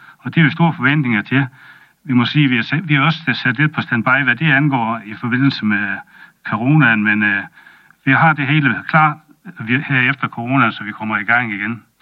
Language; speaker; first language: Danish; native; Danish